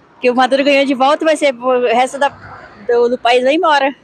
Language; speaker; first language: Portuguese; native; Portuguese